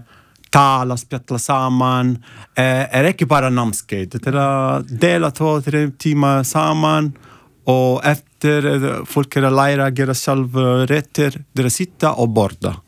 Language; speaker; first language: Icelandic; non-native, learner; Italian